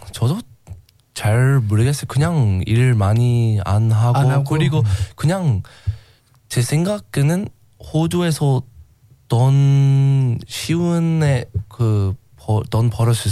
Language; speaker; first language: Korean; non-native, learner; English